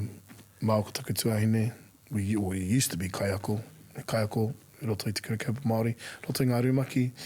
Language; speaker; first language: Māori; non-native, local second language; English